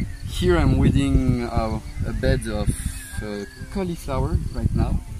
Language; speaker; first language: English; non-native, fluent; French